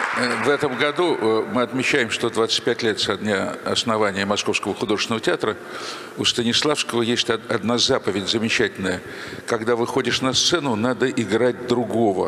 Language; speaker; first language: Russian; native; Russian